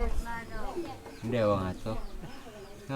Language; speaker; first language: Filipino; non-native, local second language; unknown